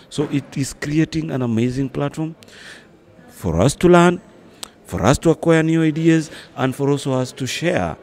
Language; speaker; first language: English; non-native, local second language; Luo (Kenya and Tanzania)